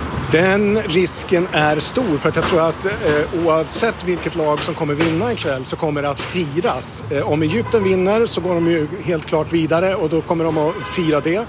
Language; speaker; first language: Swedish; native; Swedish